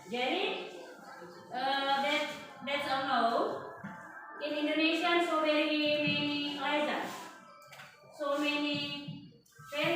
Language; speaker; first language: English; non-native, learner; Indonesian